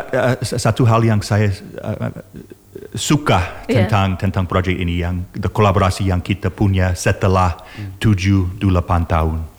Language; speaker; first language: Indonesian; non-native, learner; English